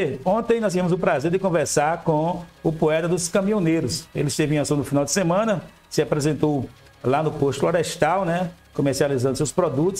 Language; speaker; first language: Portuguese; native; Portuguese